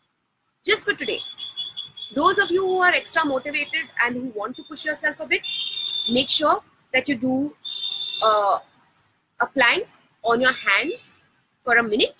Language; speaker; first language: English; non-native, local second language; Hindi